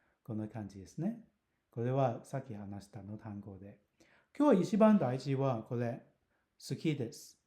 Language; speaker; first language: Japanese; non-native, fluent; Cantonese